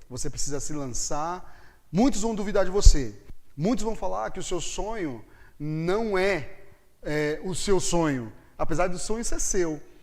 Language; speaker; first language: Portuguese; native; Portuguese